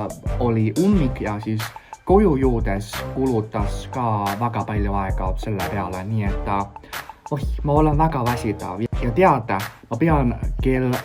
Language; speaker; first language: Estonian; non-native, fluent; Chinese